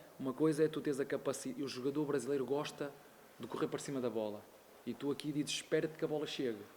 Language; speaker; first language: Portuguese; native; Portuguese